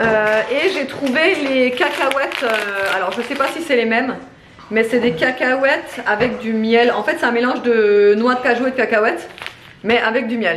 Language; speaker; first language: French; native; French